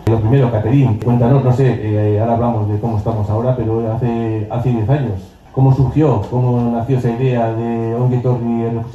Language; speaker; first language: Spanish; native; Spanish